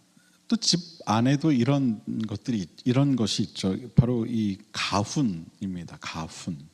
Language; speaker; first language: Korean; native; Korean